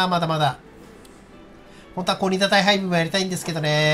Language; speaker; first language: Japanese; native; Japanese